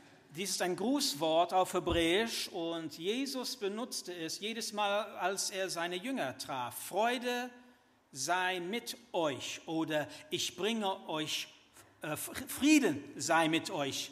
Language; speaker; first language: German; non-native, fluent; English